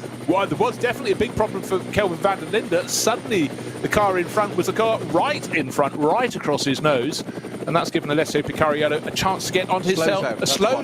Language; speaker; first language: English; native; English